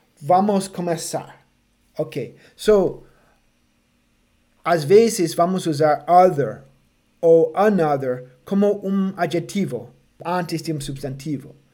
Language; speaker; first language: Portuguese; non-native, fluent; English